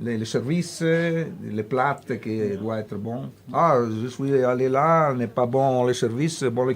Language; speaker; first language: French; non-native, fluent; Italian